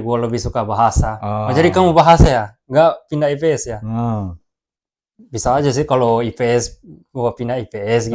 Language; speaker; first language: Indonesian; early bilingual, heritage; Japanese